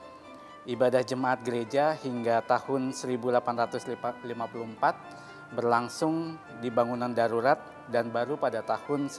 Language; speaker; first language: Indonesian; native; Indonesian